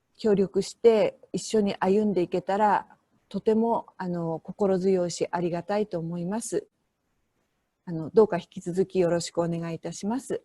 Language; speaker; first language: Japanese; native; Japanese